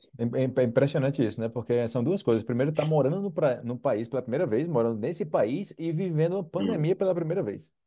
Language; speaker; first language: Portuguese; native; Portuguese